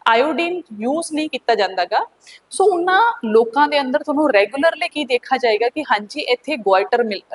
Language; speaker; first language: Hindi; non-native, local second language; Punjabi